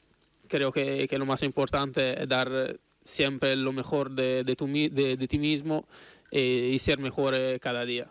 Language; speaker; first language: Spanish; non-native, learner; Italian